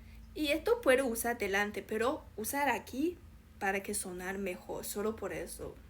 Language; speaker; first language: Spanish; non-native, fluent; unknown